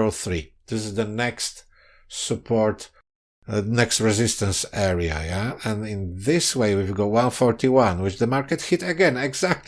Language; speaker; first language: English; non-native, fluent; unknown